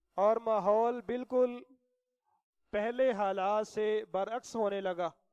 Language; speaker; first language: Urdu; non-native, local second language; Punjabi